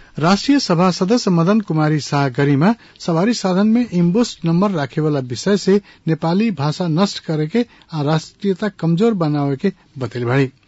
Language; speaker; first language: Bhojpuri; non-native, local second language; Nepali